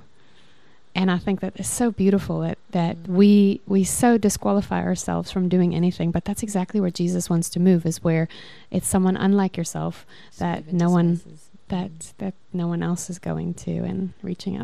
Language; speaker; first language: English; non-native, local second language; Afrikaans